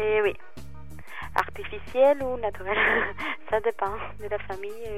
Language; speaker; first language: French; non-native, fluent; Spanish